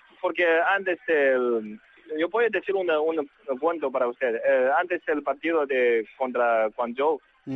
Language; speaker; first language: Portuguese; non-native, learner; Chinese